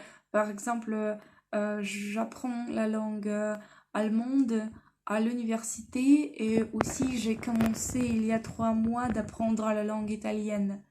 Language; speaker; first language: French; non-native, learner; Russian